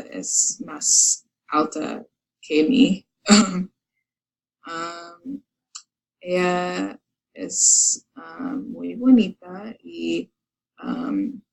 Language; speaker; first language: Spanish; non-native, learner; English